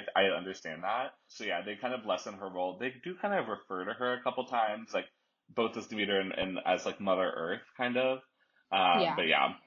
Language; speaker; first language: English; native; English